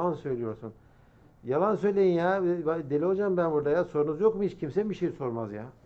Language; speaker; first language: Turkish; native; Turkish